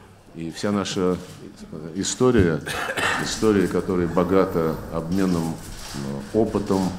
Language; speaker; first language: Russian; native; Russian